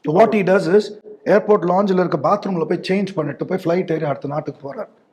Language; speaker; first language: Tamil; native; Tamil